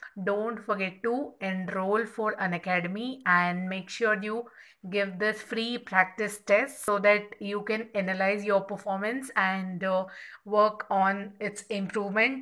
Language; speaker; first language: English; non-native, local second language; Telugu